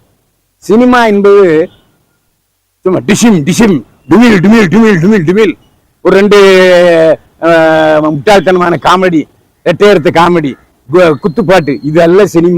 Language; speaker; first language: Tamil; native; Tamil